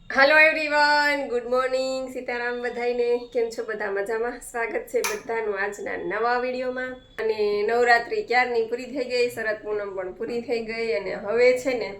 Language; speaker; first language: Gujarati; native; Gujarati